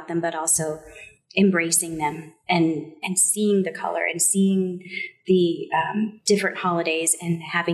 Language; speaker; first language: English; native; English